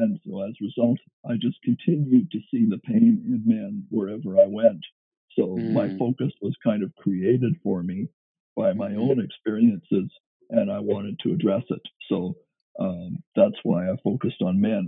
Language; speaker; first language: English; native; English